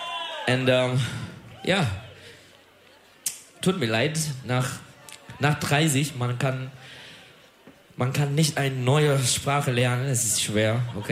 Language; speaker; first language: German; non-native, learner; Turkish